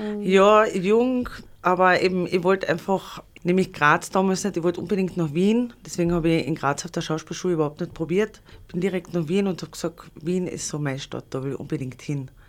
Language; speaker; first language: German; non-native, local second language; Slovenian